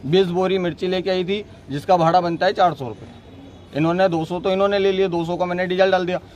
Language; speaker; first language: Hindi; native; Hindi